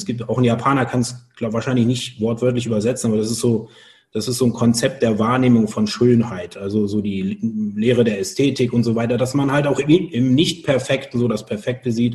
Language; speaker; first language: German; native; German